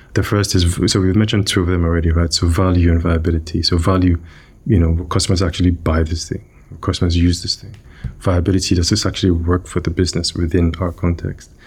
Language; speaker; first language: English; non-native, local second language; Yoruba